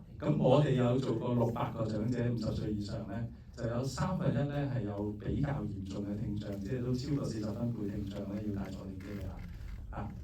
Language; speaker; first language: Cantonese; native; Cantonese